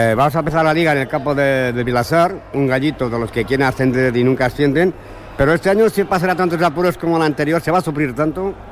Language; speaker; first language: Spanish; native; Spanish